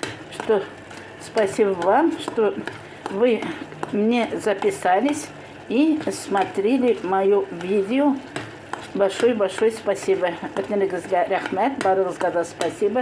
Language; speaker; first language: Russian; non-native, local second language; Tatar